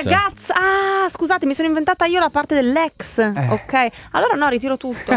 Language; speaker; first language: Italian; native; Italian